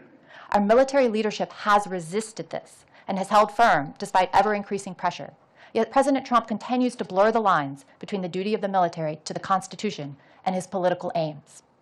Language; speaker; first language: English; native; English